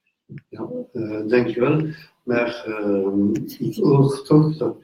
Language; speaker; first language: Dutch; non-native, learner; French